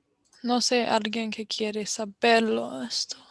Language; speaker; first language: Spanish; non-native, fluent; English